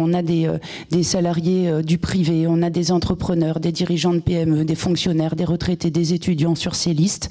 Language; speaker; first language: French; native; French